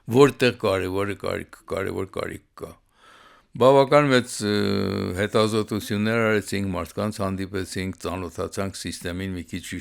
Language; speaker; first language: Armenian; early bilingual, heritage; Armenian